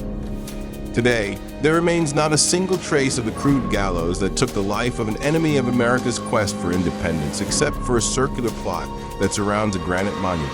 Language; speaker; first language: English; native; English